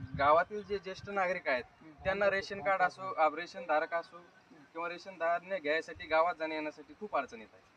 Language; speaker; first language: Marathi; non-native, local second language; Lambadi